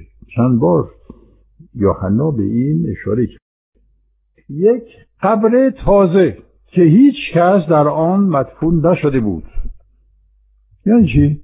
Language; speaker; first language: Persian; non-native, fluent; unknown